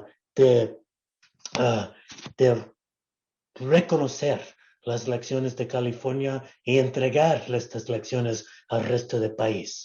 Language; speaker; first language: Spanish; non-native, local second language; English